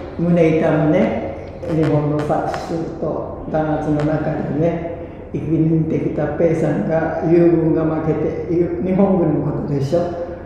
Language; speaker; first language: Japanese; early bilingual, other home language; Korean